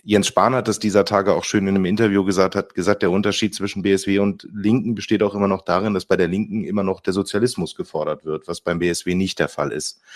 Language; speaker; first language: German; native; German